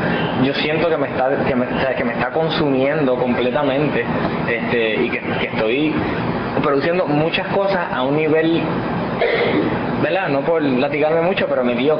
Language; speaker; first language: Spanish; native; Spanish